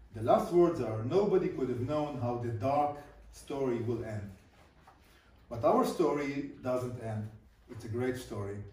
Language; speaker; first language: English; non-native, fluent; Hebrew